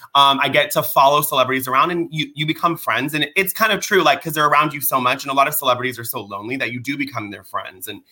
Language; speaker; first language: English; early bilingual, other home language; Persian